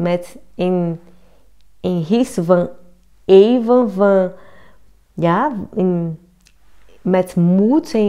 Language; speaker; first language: Dutch; non-native, learner; Portuguese